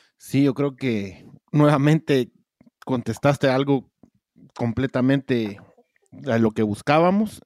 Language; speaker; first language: Spanish; native; Spanish